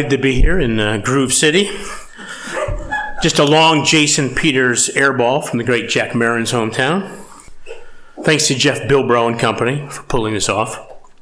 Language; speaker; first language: English; native; English